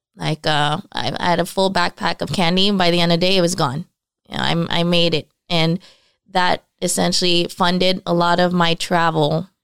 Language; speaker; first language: English; early bilingual, other home language; Filipino